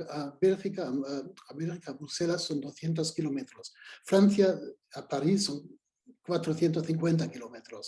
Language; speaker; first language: Spanish; non-native, fluent; German